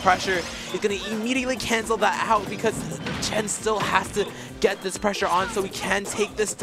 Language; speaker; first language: English; native; English